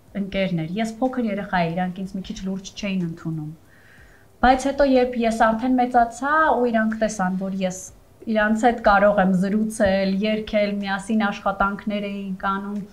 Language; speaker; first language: Armenian; native; Armenian